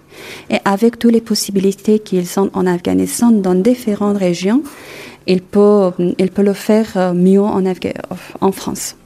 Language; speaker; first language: French; non-native, fluent; Persian